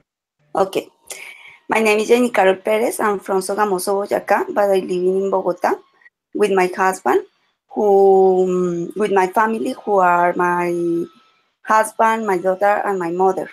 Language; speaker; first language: English; non-native, learner; Spanish